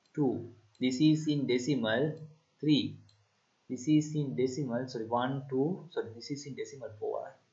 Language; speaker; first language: English; non-native, local second language; Sinhala